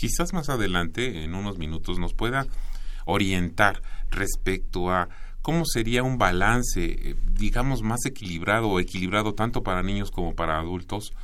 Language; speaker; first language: Spanish; native; Spanish